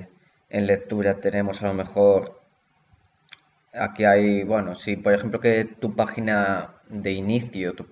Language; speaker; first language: Spanish; native; Spanish